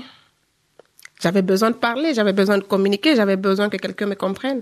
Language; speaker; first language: French; non-native, local second language; Fula